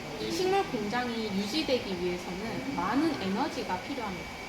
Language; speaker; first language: Korean; native; Korean